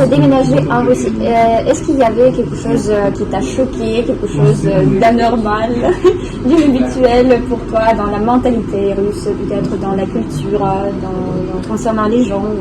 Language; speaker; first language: French; non-native, fluent; Russian